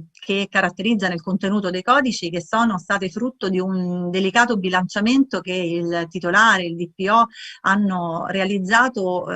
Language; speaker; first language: Italian; native; Italian